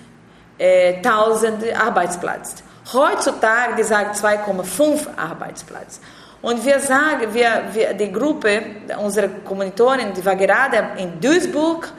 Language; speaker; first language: German; non-native, learner; Portuguese